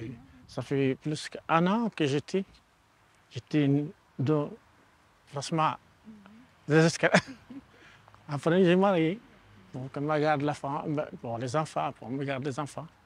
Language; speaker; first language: French; non-native, learner; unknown